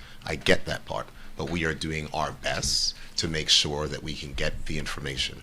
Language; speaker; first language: English; native; English